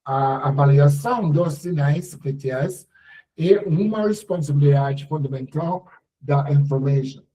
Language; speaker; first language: Portuguese; non-native, learner; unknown